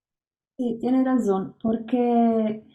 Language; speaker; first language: Spanish; non-native, learner; Italian